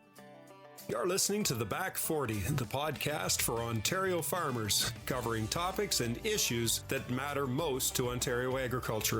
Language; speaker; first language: English; native; English